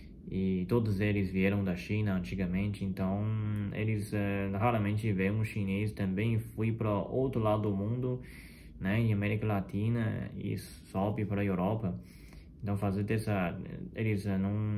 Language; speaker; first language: Portuguese; non-native, fluent; Chinese